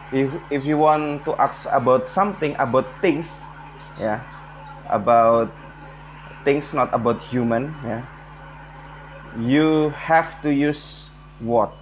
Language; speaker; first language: English; non-native, learner; Indonesian